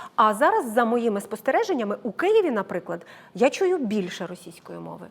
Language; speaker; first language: Ukrainian; native; Ukrainian